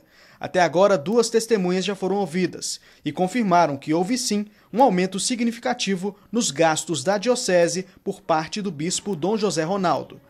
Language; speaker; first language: Portuguese; native; Portuguese